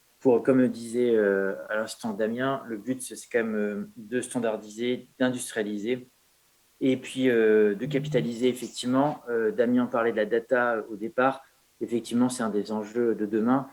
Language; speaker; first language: French; native; French